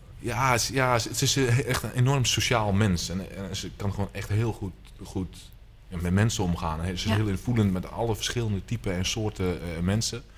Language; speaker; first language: Dutch; native; Dutch